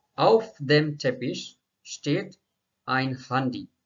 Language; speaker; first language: German; non-native, fluent; Marathi